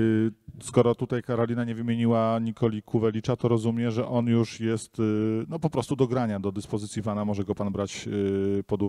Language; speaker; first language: Polish; native; Polish